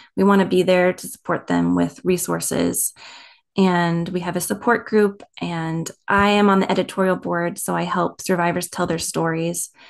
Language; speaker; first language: English; native; English